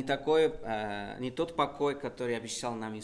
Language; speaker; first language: Russian; non-native, fluent; Spanish